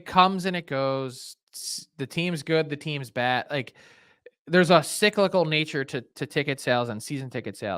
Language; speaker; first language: English; native; English